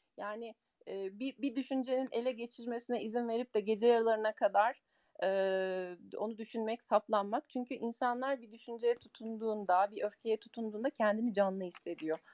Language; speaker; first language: Turkish; early bilingual, heritage; Turkish